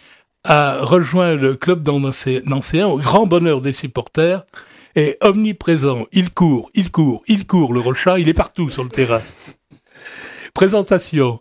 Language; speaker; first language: French; native; French